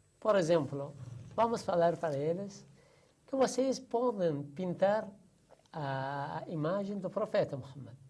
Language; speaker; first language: Portuguese; non-native, learner; Persian